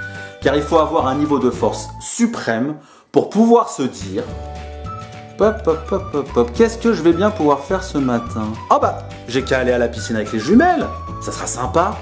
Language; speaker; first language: French; native; French